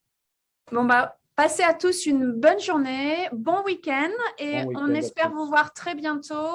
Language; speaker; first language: French; native; French